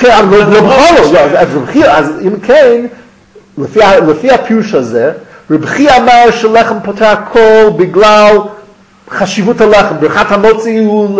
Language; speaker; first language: Hebrew; non-native, fluent; English